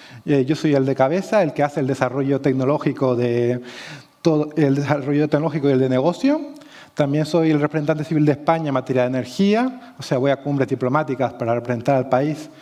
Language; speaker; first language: Spanish; native; Spanish